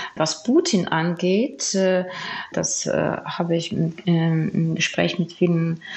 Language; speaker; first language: German; non-native, fluent; Ukrainian